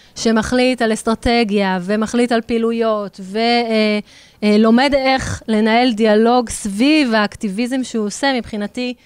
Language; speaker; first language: Hebrew; native; Hebrew